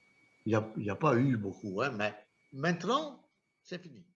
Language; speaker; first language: French; non-native, fluent; Italian